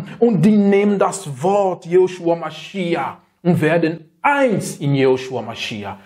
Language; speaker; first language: German; non-native, learner; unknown